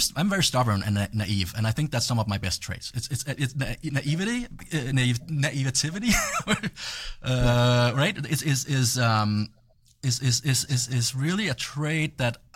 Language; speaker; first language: English; non-native, fluent; Danish